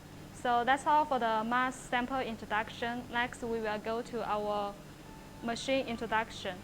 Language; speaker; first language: English; non-native, learner; Chinese